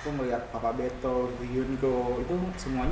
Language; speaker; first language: Indonesian; native; Indonesian